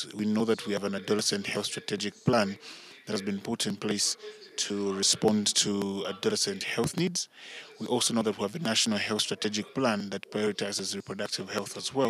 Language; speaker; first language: English; non-native, local second language; Bemba